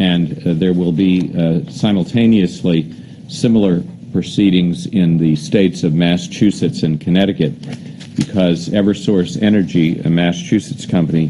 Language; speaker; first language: English; native; English